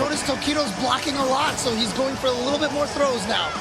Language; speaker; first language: English; native; English